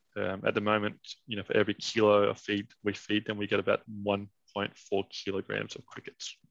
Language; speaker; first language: English; non-native, fluent; Danish